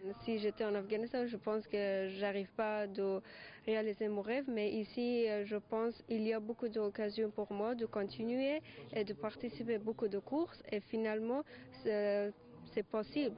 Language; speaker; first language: French; non-native, learner; Persian